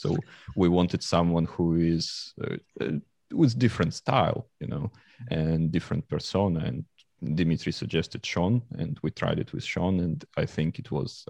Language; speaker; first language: English; non-native, fluent; Russian